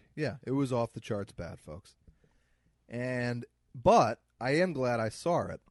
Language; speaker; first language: English; native; English